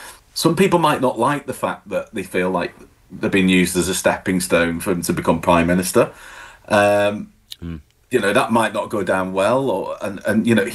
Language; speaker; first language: English; native; English